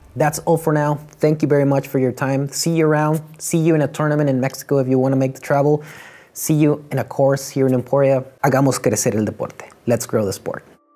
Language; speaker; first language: English; non-native, fluent; Spanish